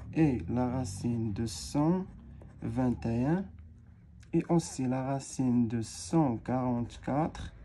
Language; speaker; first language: French; non-native, local second language; Arabic